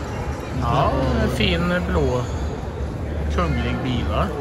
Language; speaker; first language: Swedish; native; Swedish